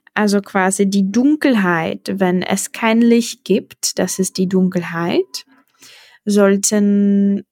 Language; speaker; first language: German; non-native, fluent; Czech